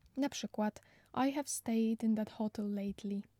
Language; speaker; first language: English; non-native, fluent; Polish